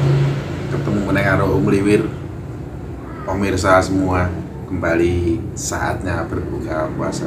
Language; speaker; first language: Indonesian; native; Indonesian